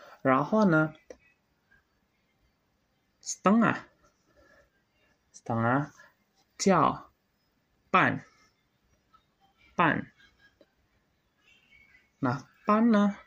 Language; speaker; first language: Chinese; non-native, learner; Indonesian